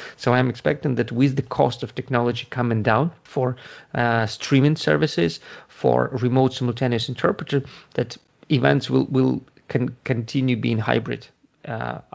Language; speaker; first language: English; non-native, fluent; Ukrainian